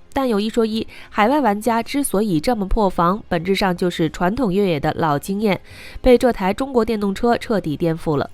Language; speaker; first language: Chinese; native; Chinese